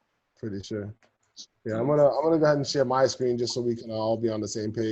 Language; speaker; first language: English; native; English